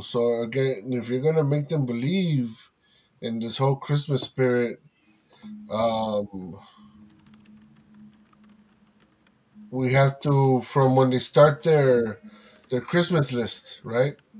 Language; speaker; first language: English; early bilingual, other home language; Spanish